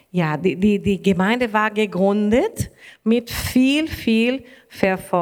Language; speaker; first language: German; non-native, learner; Portuguese